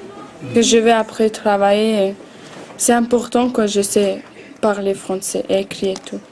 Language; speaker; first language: French; non-native, learner; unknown